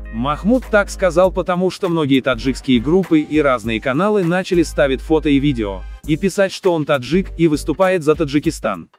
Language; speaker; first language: Russian; non-native, local second language; Uzbek